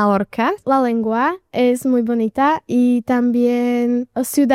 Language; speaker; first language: Spanish; non-native, learner; Slovak